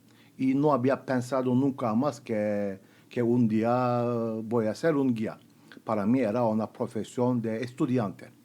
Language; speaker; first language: Spanish; non-native, fluent; Turkish